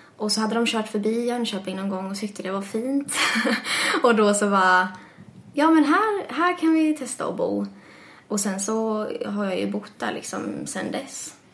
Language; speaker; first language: Swedish; early bilingual, other home language; English